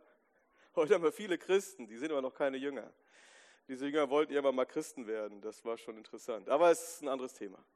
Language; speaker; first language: German; native; German